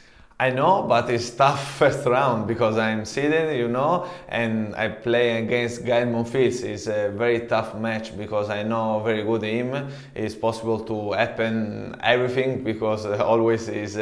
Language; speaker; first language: English; non-native, learner; Italian